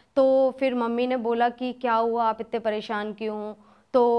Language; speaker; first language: Hindi; native; Hindi